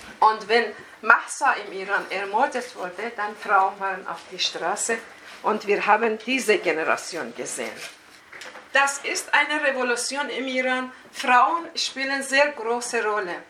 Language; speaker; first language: German; non-native, fluent; Persian